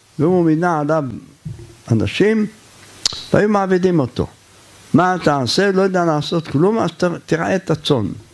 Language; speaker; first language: Hebrew; native; Hebrew